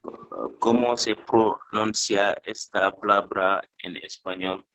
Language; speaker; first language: Spanish; non-native, learner; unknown